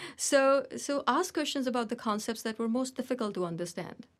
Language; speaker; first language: English; non-native, local second language; Hindi